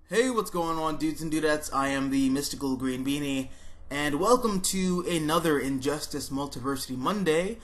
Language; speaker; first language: English; native; English